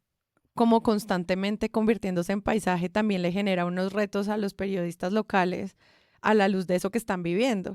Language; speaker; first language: Spanish; native; Spanish